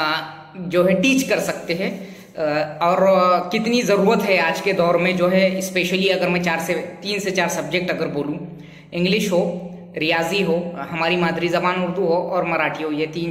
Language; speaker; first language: Hindi; native; Hindi